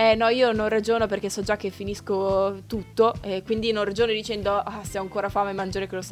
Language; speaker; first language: Italian; native; Italian